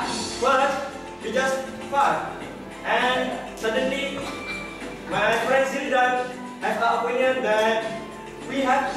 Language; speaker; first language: English; non-native, learner; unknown